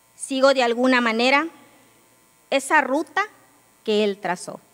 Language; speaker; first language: Spanish; non-native, local second language; Yucateco